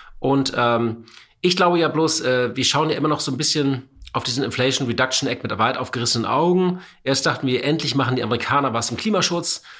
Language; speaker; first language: German; native; German